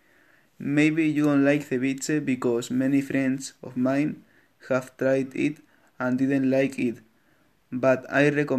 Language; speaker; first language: English; non-native, learner; Spanish